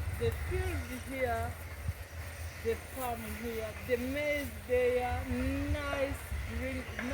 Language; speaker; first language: English; non-native, local second language; Kinyarwanda